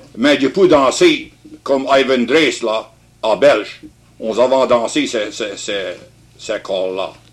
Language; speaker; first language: French; early bilingual, heritage; French